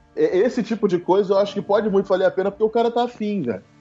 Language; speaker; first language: Portuguese; native; Portuguese